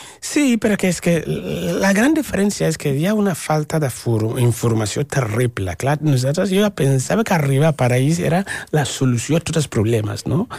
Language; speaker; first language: Catalan; non-native, fluent; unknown